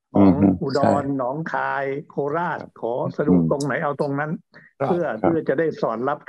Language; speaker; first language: Thai; native; Thai